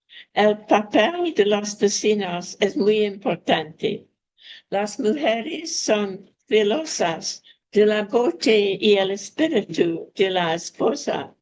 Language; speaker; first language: Spanish; non-native, fluent; English